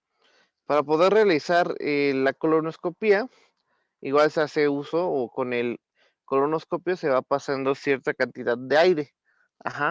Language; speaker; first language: Spanish; native; Spanish